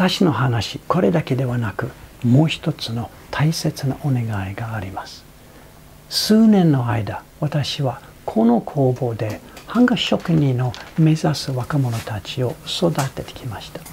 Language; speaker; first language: Japanese; non-native, fluent; English